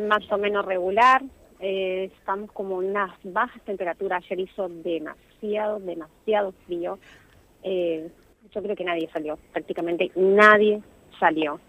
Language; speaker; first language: Spanish; native; Spanish